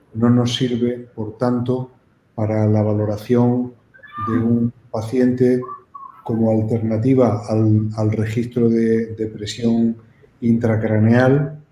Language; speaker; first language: Spanish; native; Spanish